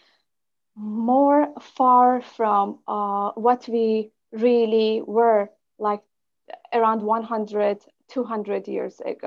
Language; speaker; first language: English; non-native, fluent; Persian